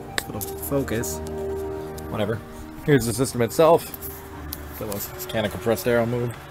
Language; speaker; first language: English; native; English